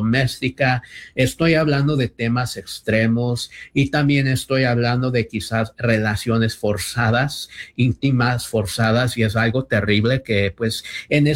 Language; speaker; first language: Spanish; early bilingual, heritage; Spanish